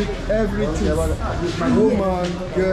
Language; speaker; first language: English; non-native, learner; French